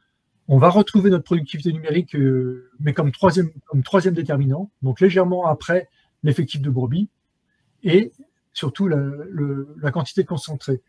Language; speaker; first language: French; native; French